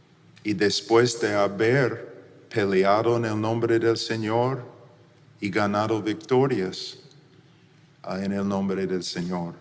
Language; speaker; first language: Spanish; non-native, fluent; English